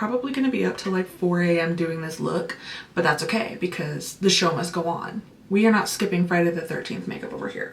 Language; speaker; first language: English; native; English